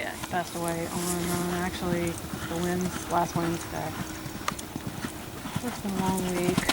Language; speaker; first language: English; native; English